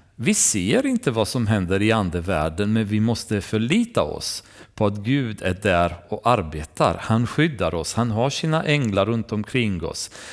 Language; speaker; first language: Swedish; non-native, fluent; Romanian